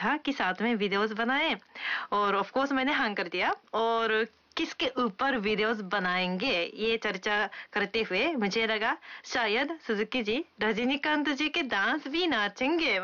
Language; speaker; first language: Hindi; non-native, fluent; Japanese